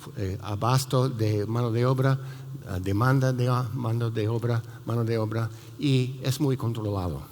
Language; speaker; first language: Spanish; non-native, fluent; English